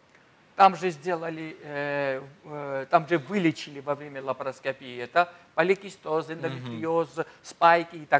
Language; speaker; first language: Russian; non-native, fluent; Georgian